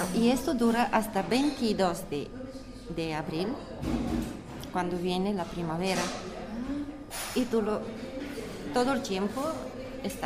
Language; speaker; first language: Spanish; non-native, learner; Bulgarian